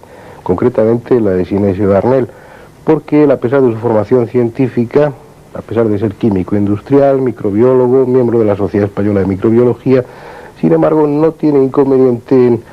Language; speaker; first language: Spanish; native; Spanish